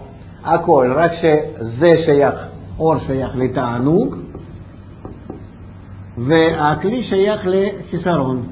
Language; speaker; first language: Hebrew; non-native, fluent; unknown